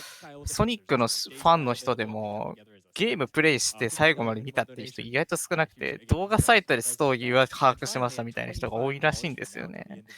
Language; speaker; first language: Japanese; native; Japanese